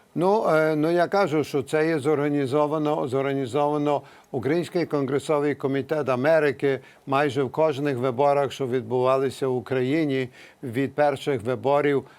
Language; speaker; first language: Ukrainian; early bilingual, heritage; Ukrainian